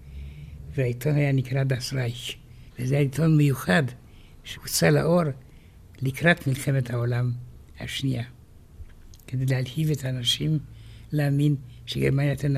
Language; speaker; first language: Hebrew; non-native, fluent; Romanian